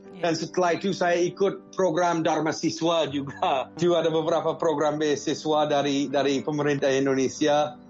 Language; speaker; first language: Indonesian; non-native, fluent; English